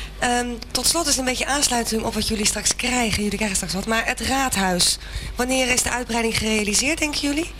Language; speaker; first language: Dutch; native; Dutch